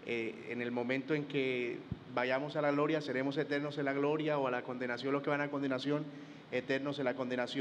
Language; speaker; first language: Spanish; native; Spanish